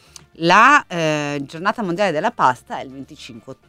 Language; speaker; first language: Italian; native; Italian